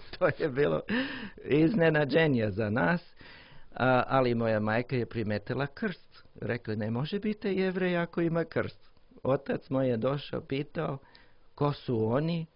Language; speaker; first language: Croatian; non-native, learner; English